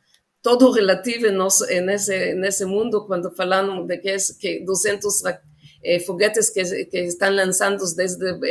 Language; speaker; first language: Portuguese; non-native, fluent; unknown